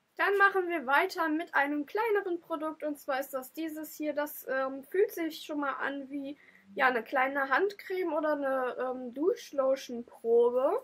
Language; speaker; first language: German; native; German